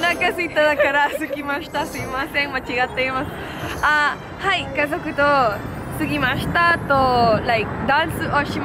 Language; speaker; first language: Japanese; non-native, learner; Spanish